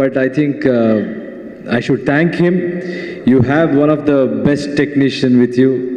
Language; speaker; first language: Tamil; non-native, fluent; Kannada